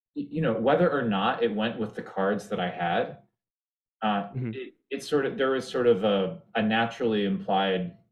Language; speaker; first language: English; native; English